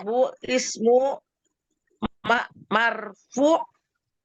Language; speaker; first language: Arabic; non-native, learner; Indonesian